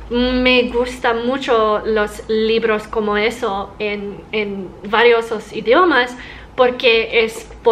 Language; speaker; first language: Spanish; non-native, learner; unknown